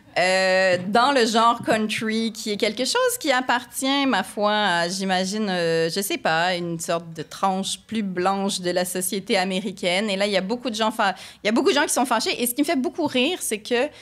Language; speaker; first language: French; native; French